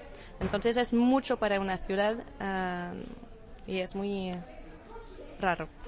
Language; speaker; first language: Spanish; non-native, fluent; French